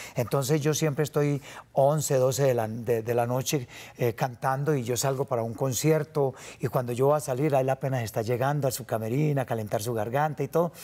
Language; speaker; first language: Spanish; native; Spanish